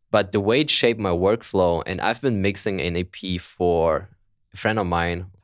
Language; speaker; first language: English; non-native, fluent; German